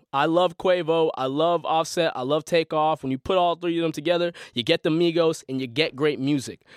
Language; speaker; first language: English; native; English